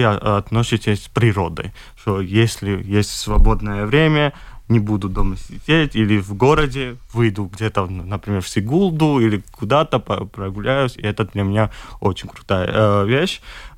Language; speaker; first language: Russian; non-native, fluent; Georgian